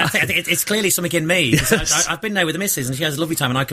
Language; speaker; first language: English; native; English